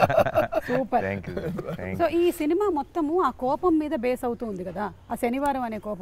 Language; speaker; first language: Telugu; native; Telugu